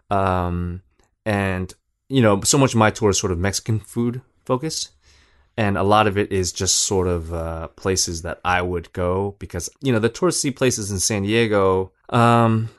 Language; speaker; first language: English; native; English